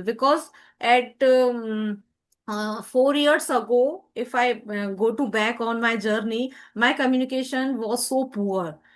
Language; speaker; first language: English; non-native, learner; Hindi